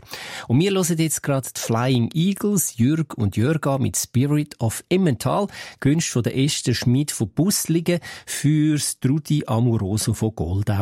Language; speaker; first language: German; native; German